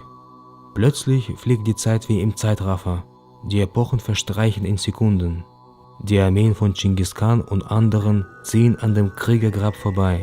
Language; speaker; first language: German; native; German